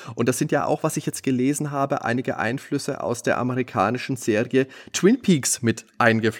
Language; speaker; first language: German; native; German